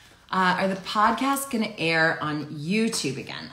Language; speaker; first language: English; native; English